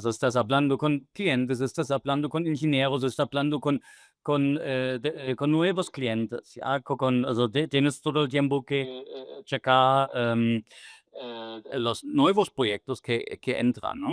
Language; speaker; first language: Spanish; non-native, fluent; German